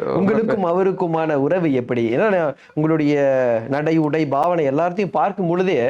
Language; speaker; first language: Tamil; native; Tamil